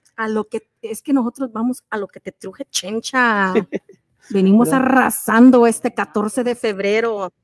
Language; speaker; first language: Spanish; native; Spanish